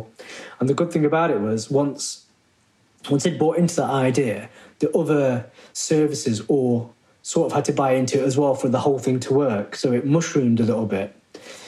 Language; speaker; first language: English; native; English